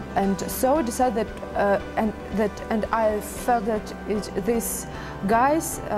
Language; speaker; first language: English; non-native, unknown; Russian